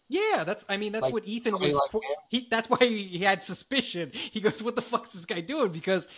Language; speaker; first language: English; native; English